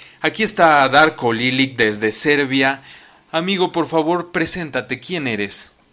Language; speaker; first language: Spanish; native; Spanish